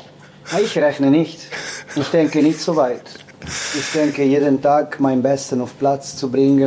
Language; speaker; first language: German; non-native, fluent; Italian